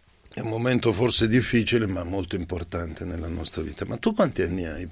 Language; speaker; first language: Italian; native; Italian